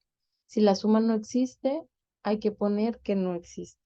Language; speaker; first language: Spanish; native; Spanish